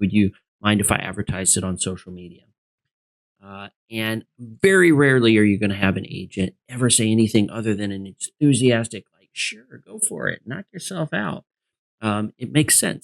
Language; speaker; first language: English; native; English